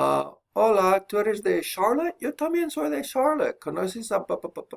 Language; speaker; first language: Spanish; non-native, fluent; English